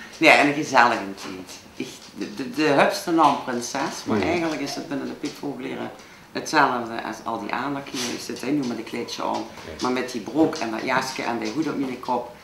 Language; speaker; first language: Dutch; non-native, local second language; Limburgish